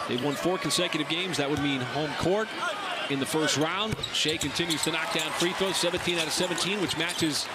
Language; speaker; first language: English; native; English